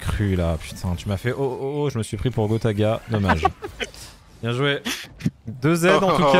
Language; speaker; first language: French; native; French